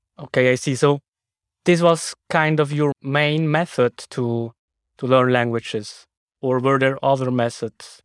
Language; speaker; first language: English; non-native, fluent; Swiss German